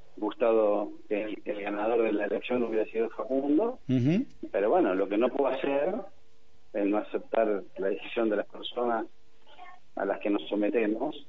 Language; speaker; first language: Spanish; native; Spanish